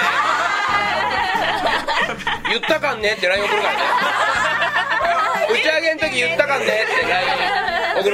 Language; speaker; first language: Japanese; native; Japanese